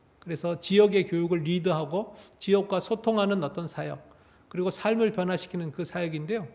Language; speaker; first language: Korean; native; Korean